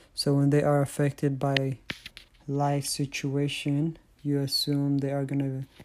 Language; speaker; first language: English; non-native, fluent; Tigrinya